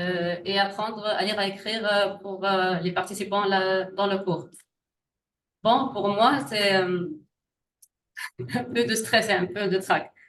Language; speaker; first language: French; non-native, learner; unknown